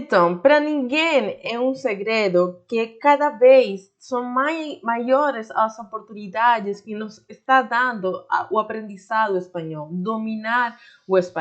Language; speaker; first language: Portuguese; non-native, fluent; Spanish